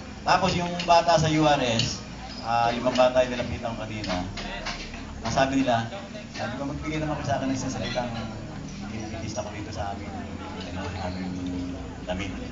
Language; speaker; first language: Filipino; native; Filipino